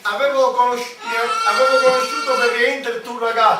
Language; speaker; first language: Italian; native; Italian